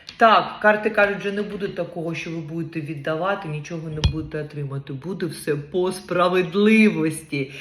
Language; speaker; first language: Ukrainian; non-native, local second language; Russian